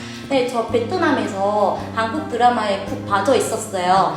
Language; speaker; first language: Korean; non-native, fluent; Vietnamese